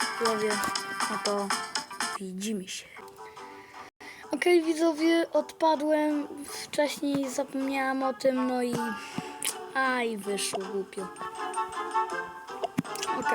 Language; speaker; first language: Polish; native; Polish